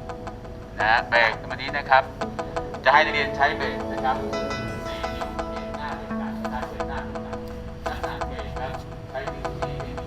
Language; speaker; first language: Thai; native; Thai